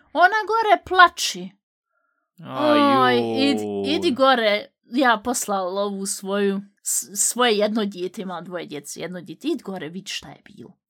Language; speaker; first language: Bosnian; native; Bosnian